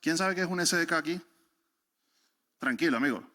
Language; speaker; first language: Spanish; native; Spanish